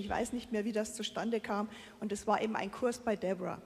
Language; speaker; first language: German; native; German